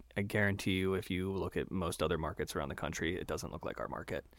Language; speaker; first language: English; native; English